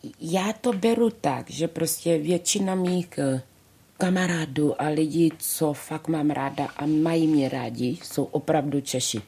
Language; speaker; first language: Czech; early bilingual, other home language; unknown